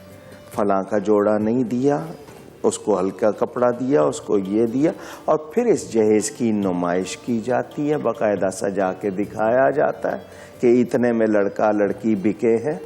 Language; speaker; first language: Urdu; native; Urdu